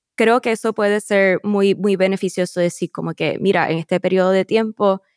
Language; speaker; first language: Spanish; native; Spanish